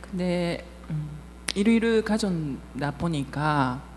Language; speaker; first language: Korean; non-native, fluent; Japanese